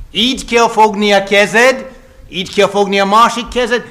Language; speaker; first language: Hungarian; non-native, fluent; English